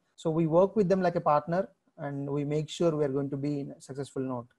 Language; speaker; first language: English; non-native, local second language; Telugu